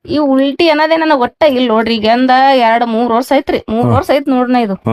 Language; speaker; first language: Kannada; native; Kannada